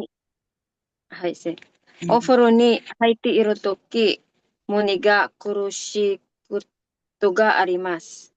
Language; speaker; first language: Japanese; non-native, learner; Filipino